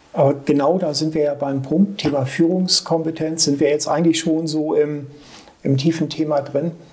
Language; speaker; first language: German; native; German